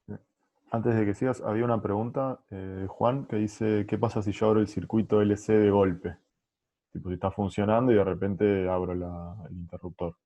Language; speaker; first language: Spanish; native; Spanish